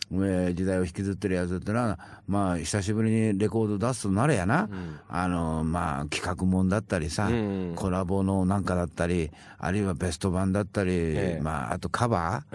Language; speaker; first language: Japanese; native; Japanese